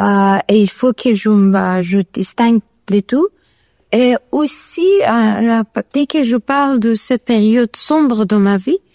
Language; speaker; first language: French; non-native, learner; Persian